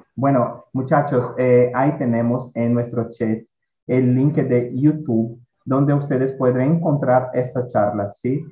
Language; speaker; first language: Spanish; non-native, fluent; Portuguese